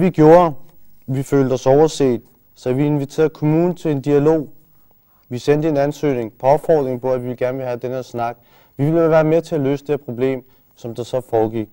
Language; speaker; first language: Danish; early bilingual, other home language; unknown